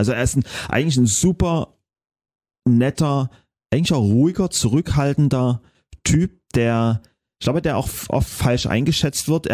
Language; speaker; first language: German; native; German